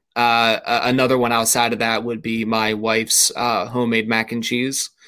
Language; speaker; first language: English; native; English